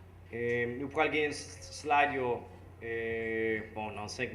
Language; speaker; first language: French; non-native, learner; English